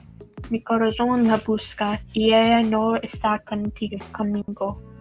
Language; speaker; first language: Spanish; non-native, learner; English